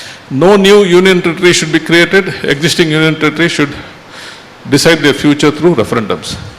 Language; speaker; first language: English; non-native, local second language; Tamil